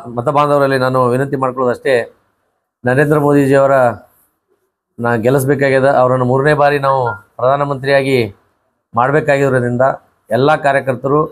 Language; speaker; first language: Kannada; non-native, local second language; Lambadi